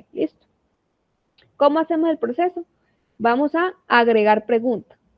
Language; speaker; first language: Spanish; native; Spanish